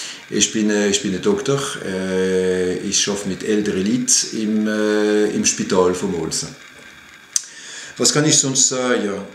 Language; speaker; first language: German; non-native, fluent; French